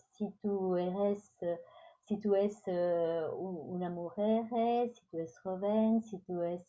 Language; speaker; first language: Spanish; non-native, fluent; French